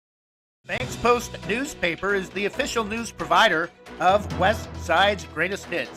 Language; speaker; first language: English; native; English